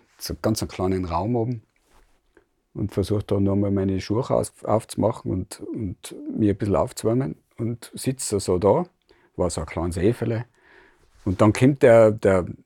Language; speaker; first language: German; native; German